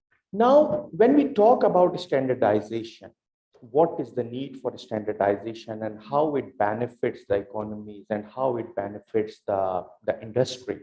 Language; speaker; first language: English; non-native, local second language; Urdu